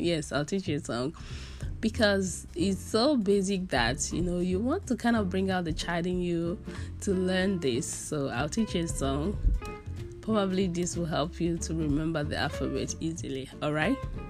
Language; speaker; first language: English; non-native, local second language; Yoruba